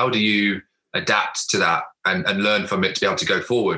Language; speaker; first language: English; native; English